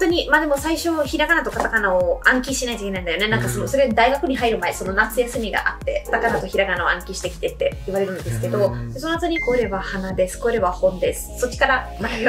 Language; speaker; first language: Japanese; non-native, fluent; Italian